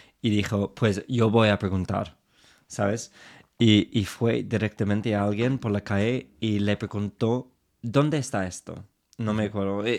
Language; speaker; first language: Spanish; non-native, fluent; English